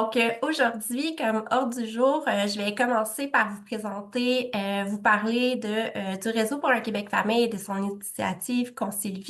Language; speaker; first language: French; native; French